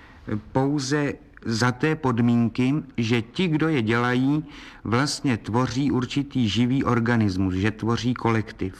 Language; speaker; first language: Czech; native; Czech